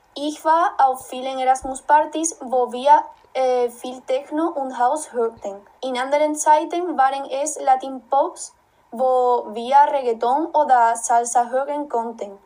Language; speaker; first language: German; non-native, fluent; Spanish